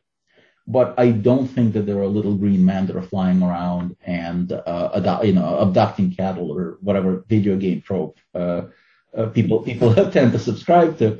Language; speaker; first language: English; non-native, fluent; Russian